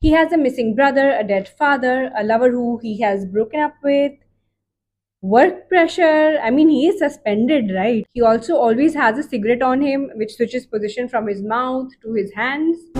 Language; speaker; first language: English; non-native, local second language; Hindi